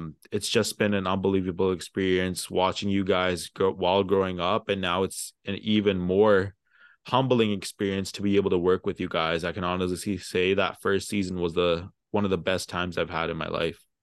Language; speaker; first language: English; early bilingual, other home language; Punjabi